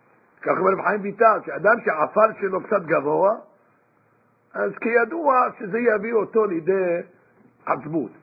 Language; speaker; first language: Hebrew; non-native, fluent; English